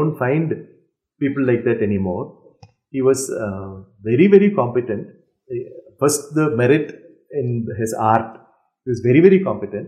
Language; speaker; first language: English; non-native, local second language; Malayalam